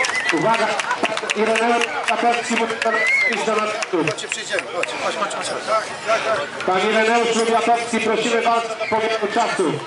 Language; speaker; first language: Polish; native; Polish